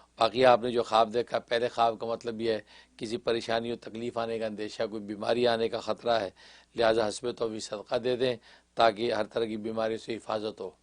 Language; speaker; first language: Urdu; native; Urdu